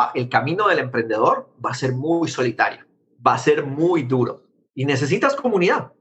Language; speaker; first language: Spanish; native; Spanish